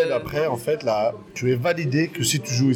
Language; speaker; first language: French; native; French